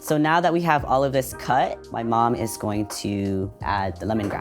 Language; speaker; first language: English; early bilingual, other home language; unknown